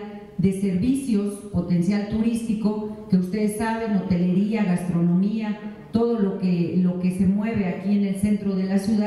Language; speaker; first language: Spanish; native; Spanish